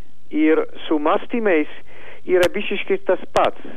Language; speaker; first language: Lithuanian; non-native, learner; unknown